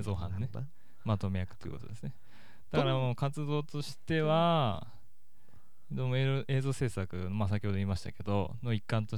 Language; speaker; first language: Japanese; native; Japanese